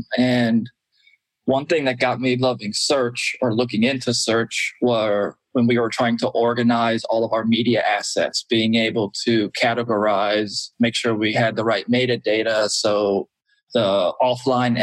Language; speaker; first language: English; native; English